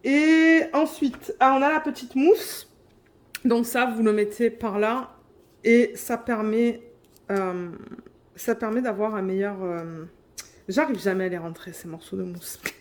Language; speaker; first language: French; native; French